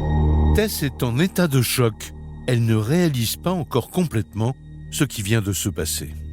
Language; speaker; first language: French; native; French